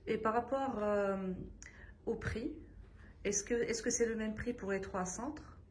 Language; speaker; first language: French; non-native, local second language; Arabic